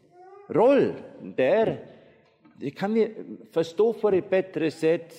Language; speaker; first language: Swedish; non-native, fluent; German